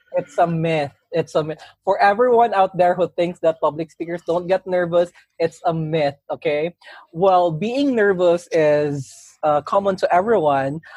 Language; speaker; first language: English; non-native, local second language; Cebuano